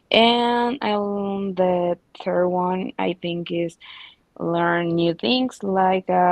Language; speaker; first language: English; non-native, learner; Spanish